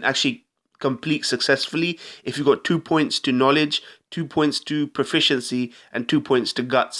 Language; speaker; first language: English; native; English